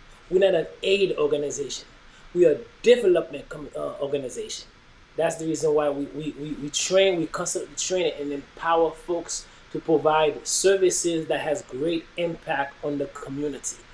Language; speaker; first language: English; early bilingual, other home language; Haitian Creole